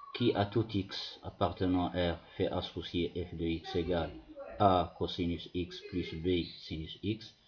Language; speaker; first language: French; non-native, local second language; Arabic